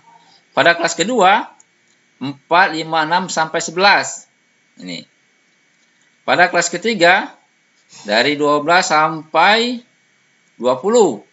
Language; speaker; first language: Indonesian; native; Indonesian